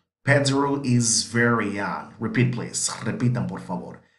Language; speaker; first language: English; non-native, fluent; Spanish